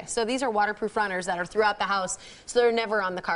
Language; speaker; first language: English; native; English